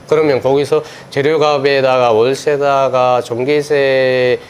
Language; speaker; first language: Korean; non-native, fluent; Sinhala